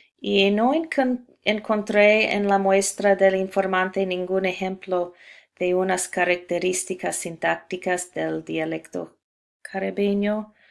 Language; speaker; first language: Spanish; non-native, fluent; English